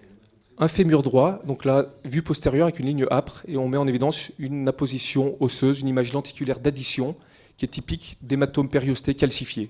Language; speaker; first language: French; native; French